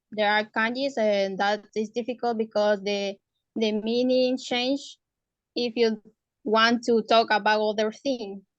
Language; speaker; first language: English; non-native, learner; Spanish